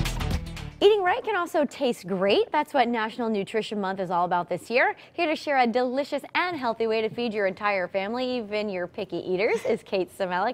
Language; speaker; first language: English; native; English